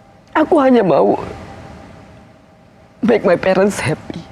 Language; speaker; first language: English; non-native, fluent; Indonesian